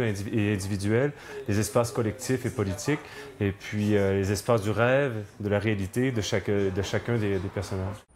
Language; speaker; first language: French; native; French